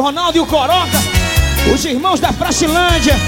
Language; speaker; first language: Portuguese; native; Portuguese